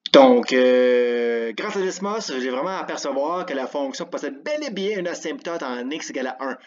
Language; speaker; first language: French; native; French